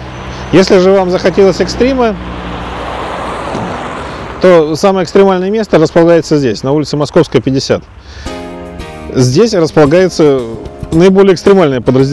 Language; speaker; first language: Russian; native; Russian